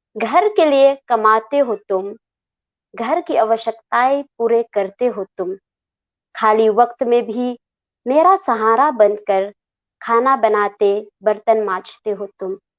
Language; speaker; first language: Hindi; non-native, local second language; Khasi